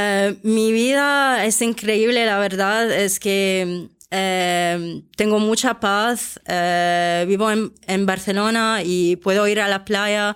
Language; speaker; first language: Spanish; non-native, fluent; Arabic